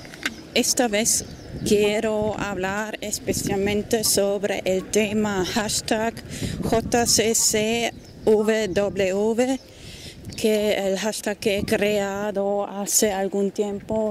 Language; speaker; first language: Spanish; non-native, fluent; German